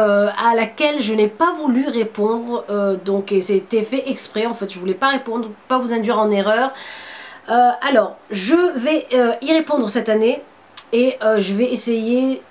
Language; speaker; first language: French; native; French